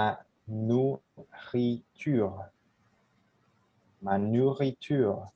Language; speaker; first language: French; non-native, learner; English